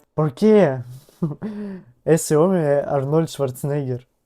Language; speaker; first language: Portuguese; non-native, learner; Russian